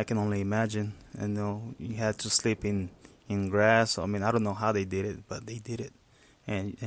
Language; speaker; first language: English; non-native, fluent; Spanish